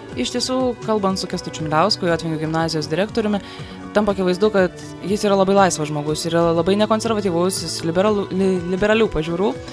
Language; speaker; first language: Lithuanian; native; Lithuanian